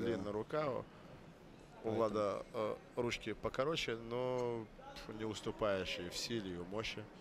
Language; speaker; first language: Russian; native; Russian